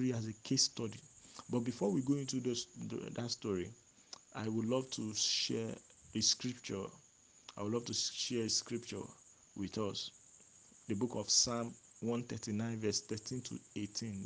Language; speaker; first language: English; non-native, local second language; Yoruba